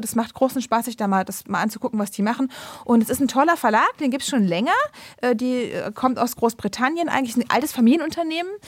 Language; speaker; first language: German; native; German